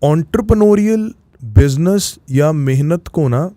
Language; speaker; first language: Hindi; non-native, local second language; Punjabi